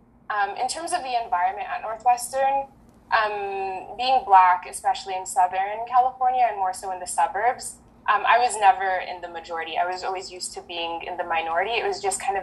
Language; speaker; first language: English; early bilingual, other home language; French